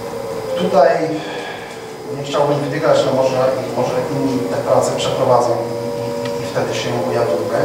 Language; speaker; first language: Polish; native; Polish